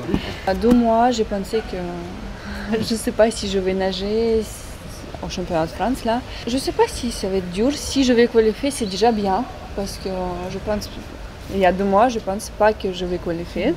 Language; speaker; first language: French; non-native, learner; Russian